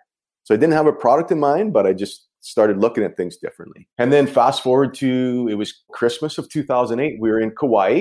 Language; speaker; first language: English; native; English